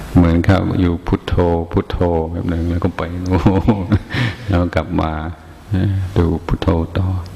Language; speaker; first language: Thai; non-native, fluent; English